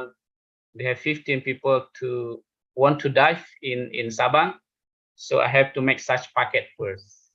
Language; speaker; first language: English; non-native, fluent; Indonesian